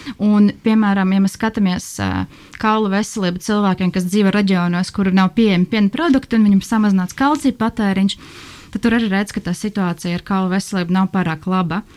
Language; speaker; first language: Latvian; non-native, local second language; Russian